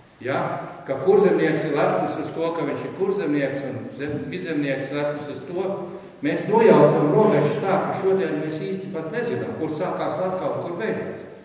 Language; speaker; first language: Latvian; native; Latvian